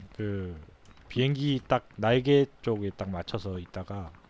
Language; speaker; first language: Korean; native; Korean